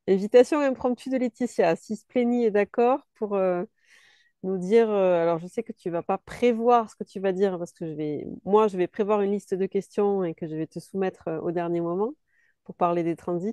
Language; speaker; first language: French; native; French